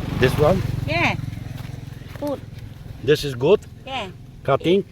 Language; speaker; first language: English; non-native, learner; Khmer